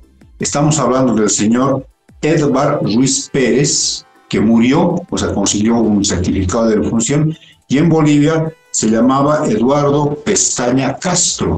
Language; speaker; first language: Spanish; native; Spanish